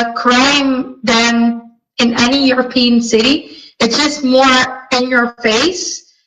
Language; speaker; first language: English; non-native, fluent; Dutch